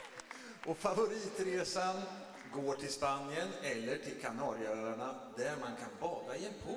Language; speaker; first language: Swedish; native; Swedish